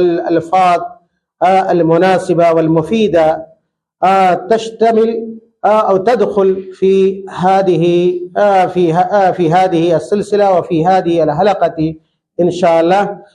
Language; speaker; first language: Arabic; non-native, fluent; Urdu